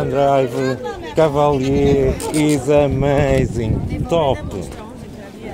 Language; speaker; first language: English; non-native, learner; Portuguese